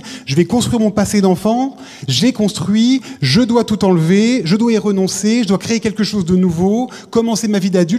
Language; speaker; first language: French; native; French